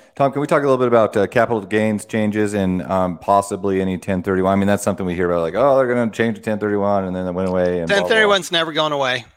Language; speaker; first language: English; native; English